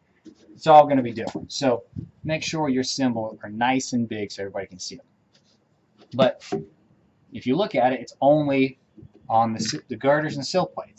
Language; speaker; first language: English; native; English